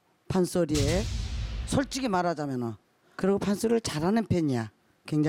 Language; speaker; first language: Korean; native; Korean